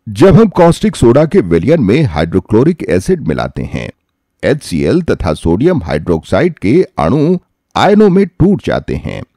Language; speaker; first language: Hindi; native; Hindi